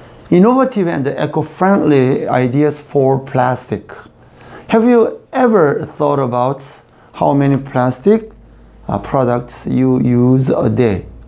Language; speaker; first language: English; non-native, fluent; Korean